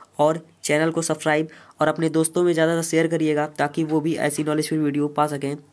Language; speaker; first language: Hindi; native; Hindi